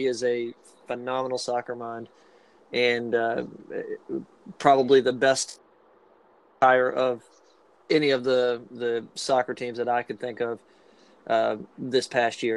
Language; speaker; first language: English; native; English